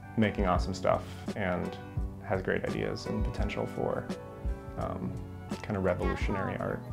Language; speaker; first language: English; native; English